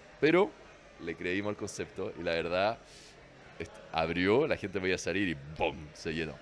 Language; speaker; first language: Spanish; non-native, fluent; French